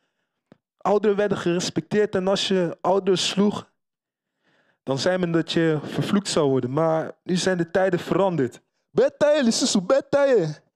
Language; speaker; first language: Dutch; early bilingual, other home language; Lingala